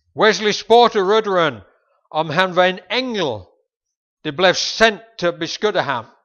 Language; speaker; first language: Danish; non-native, fluent; English